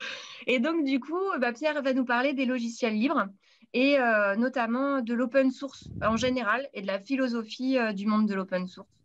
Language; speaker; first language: French; native; French